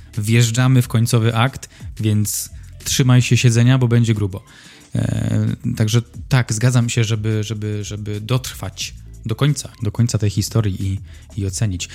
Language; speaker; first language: Polish; native; Polish